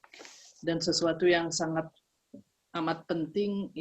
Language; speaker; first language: Indonesian; early bilingual, heritage; Indonesian